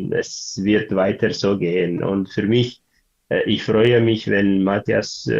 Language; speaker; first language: German; non-native, learner; Tigrinya